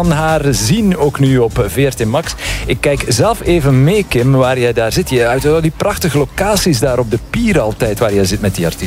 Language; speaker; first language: Dutch; native; Dutch